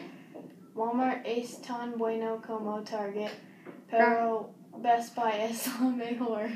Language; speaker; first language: Spanish; non-native, learner; English